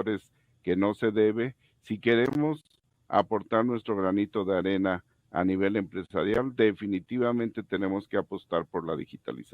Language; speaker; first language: Spanish; native; Spanish